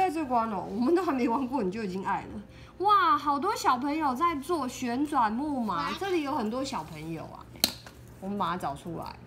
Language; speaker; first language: Chinese; native; Chinese